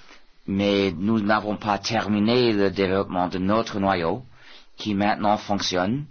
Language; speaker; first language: French; non-native, fluent; English